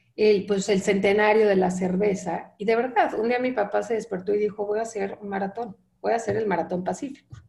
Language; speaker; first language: Spanish; native; Spanish